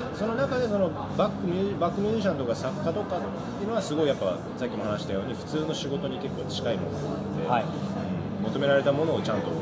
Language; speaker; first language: Japanese; early bilingual, other home language; English